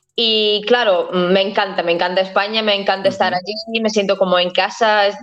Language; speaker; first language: Spanish; non-native, fluent; Latvian